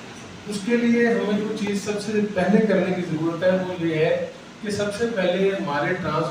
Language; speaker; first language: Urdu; non-native, local second language; Punjabi